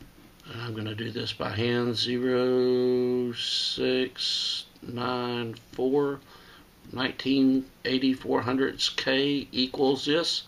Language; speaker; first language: English; native; English